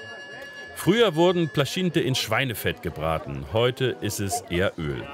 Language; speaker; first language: German; native; German